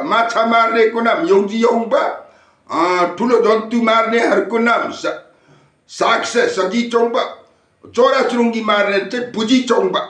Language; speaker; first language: Nepali; non-native, local second language; Limburgish